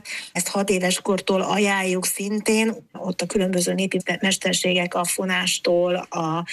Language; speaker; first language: Hungarian; native; Hungarian